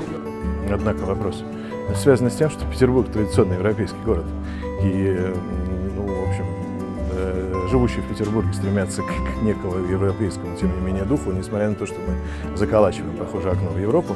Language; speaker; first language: Russian; native; Russian